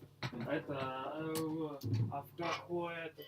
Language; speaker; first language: Russian; native; Russian